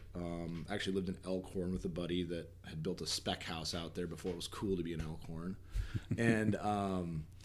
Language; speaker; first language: English; native; English